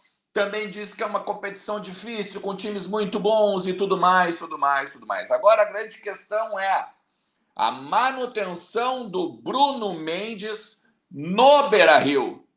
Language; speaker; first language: Portuguese; native; Portuguese